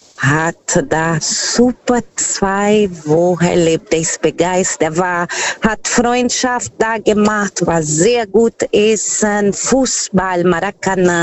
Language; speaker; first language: German; non-native, fluent; Portuguese